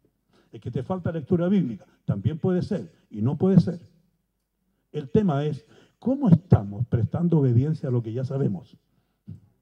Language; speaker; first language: Spanish; native; Spanish